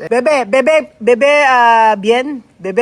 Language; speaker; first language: Spanish; non-native, learner; Filipino